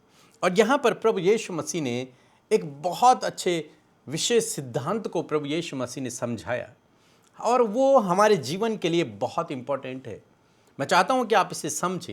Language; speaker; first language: Hindi; native; Hindi